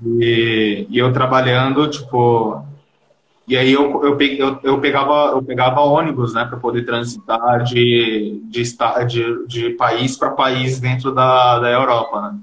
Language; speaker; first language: Portuguese; early bilingual, heritage; Portuguese